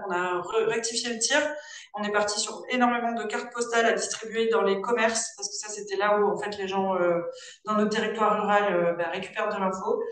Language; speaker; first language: French; native; French